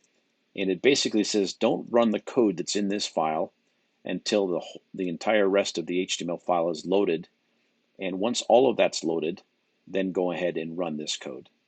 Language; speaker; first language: English; native; English